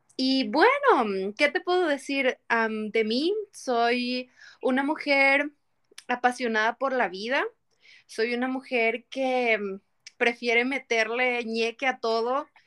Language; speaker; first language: Spanish; native; Spanish